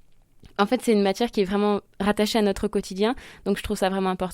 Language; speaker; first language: French; native; French